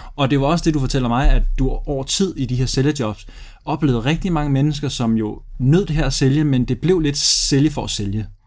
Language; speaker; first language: Danish; early bilingual, other home language; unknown